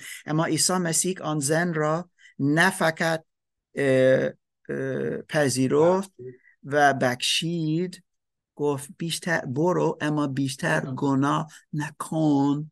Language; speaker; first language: Persian; non-native, learner; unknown